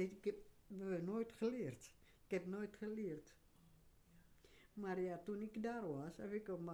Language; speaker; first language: Dutch; non-native, learner; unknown